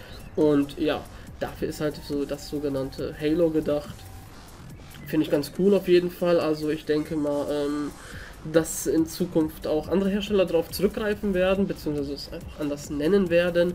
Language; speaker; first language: German; native; German